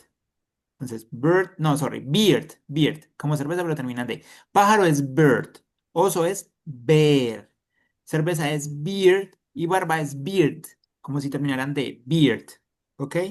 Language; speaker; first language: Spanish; native; Spanish